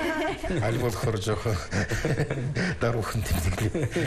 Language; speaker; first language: Mongolian; non-native, fluent; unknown